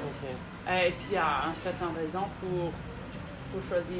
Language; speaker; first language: French; non-native, fluent; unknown